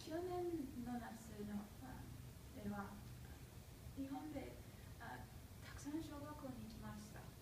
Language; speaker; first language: Japanese; non-native, learner; English